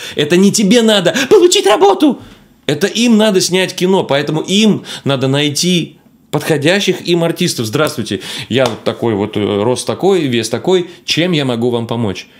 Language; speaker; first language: Russian; native; Russian